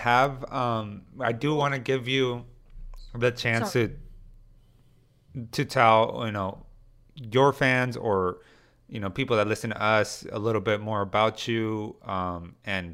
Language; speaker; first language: English; early bilingual, other home language; Spanish